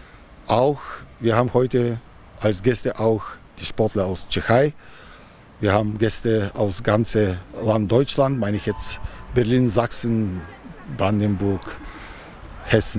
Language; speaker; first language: German; non-native, fluent; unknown